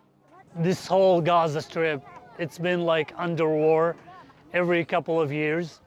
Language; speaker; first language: English; non-native, local second language; Arabic